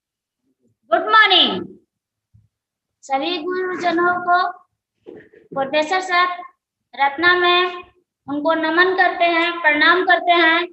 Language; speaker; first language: Hindi; non-native, local second language; Bhojpuri